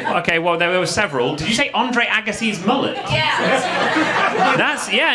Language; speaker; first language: English; native; English